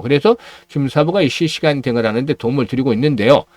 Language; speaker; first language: Korean; native; Korean